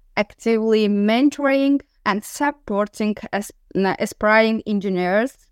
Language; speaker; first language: English; non-native, learner; Azerbaijani